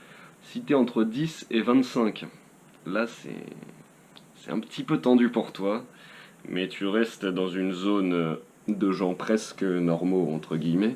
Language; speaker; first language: French; native; French